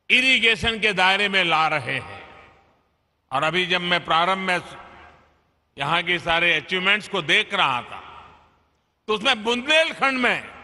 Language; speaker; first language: Hindi; non-native, local second language; Gujarati